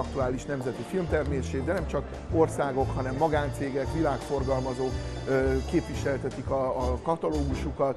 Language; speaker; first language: Hungarian; native; Hungarian